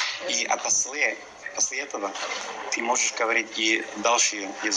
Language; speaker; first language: Russian; non-native, learner; English